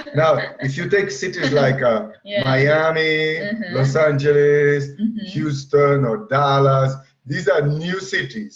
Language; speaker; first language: English; non-native, fluent; Portuguese